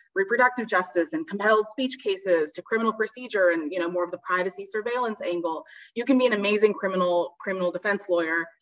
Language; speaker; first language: English; native; English